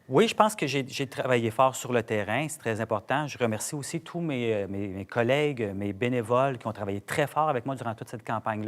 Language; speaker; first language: French; native; French